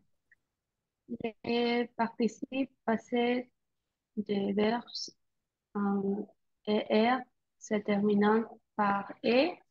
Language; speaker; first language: French; non-native, learner; Spanish